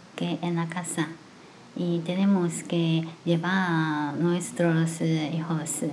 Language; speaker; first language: Spanish; non-native, learner; Chinese